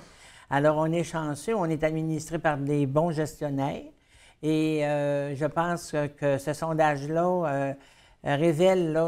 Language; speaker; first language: French; native; French